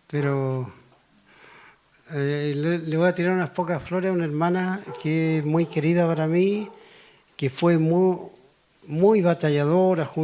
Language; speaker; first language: Spanish; native; Spanish